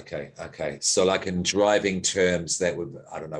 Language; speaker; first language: English; native; English